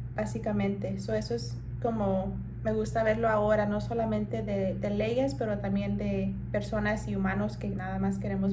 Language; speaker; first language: Spanish; early bilingual, heritage; Spanish